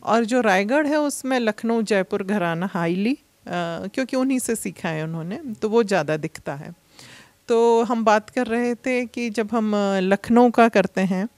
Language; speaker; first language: Hindi; native; Hindi